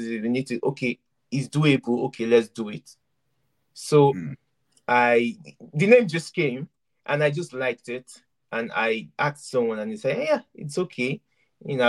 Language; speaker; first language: English; non-native, local second language; Yoruba